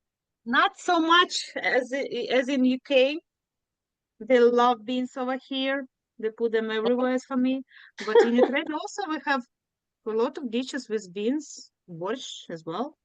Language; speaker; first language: English; non-native, learner; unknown